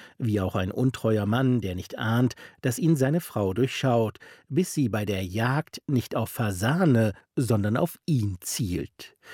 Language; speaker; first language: German; native; German